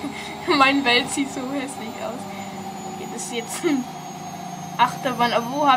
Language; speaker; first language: German; non-native, fluent; English